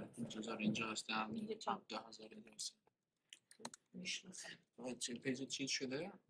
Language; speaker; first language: Persian; non-native, learner; Kurdish